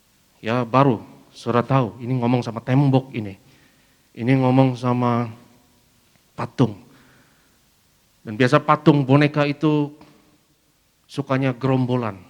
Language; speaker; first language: Indonesian; native; Indonesian